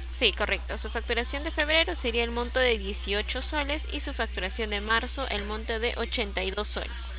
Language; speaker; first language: Spanish; native; Spanish